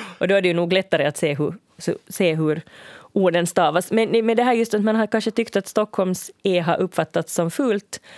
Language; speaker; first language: Swedish; native; Swedish